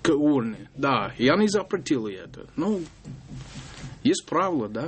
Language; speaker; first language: Russian; non-native, learner; English